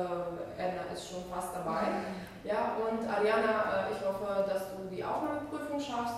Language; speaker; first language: German; non-native, fluent; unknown